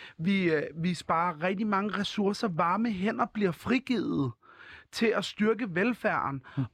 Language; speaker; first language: Danish; early bilingual, other home language; Arabic